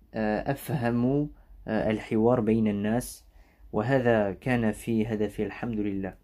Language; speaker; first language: Arabic; non-native, learner; French